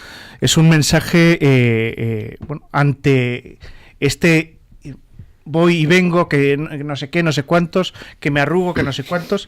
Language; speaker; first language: Spanish; native; Spanish